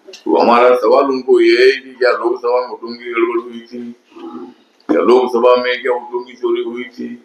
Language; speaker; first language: Hindi; non-native, local second language; Marathi